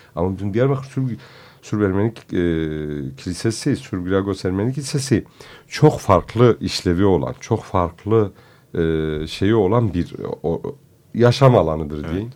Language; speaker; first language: Turkish; non-native, local second language; Kurdish